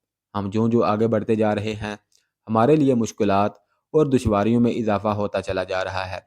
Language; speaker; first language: Urdu; native; Urdu